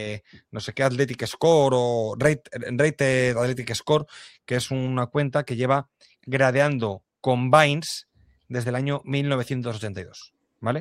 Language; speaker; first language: Spanish; native; Spanish